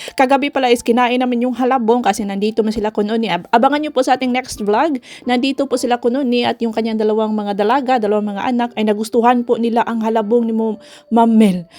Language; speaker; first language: Filipino; non-native, local second language; Cebuano